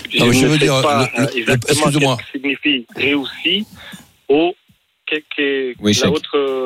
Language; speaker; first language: French; non-native, learner; Portuguese